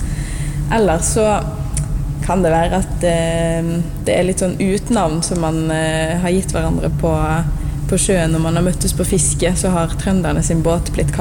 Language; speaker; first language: Norwegian; native; Norwegian